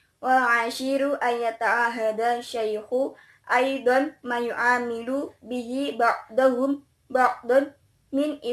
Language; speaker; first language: Arabic; non-native, learner; Indonesian